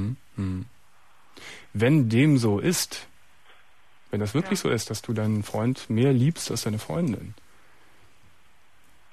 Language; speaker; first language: German; native; German